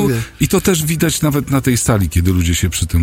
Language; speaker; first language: Polish; native; Polish